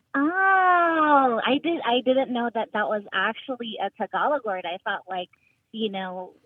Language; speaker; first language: English; early bilingual, other home language; Filipino